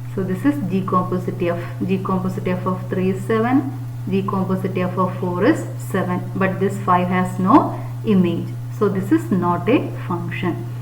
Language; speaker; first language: English; non-native, local second language; Malayalam